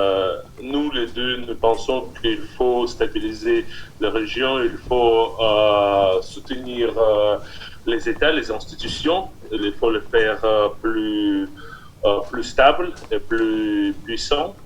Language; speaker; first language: French; non-native, fluent; Russian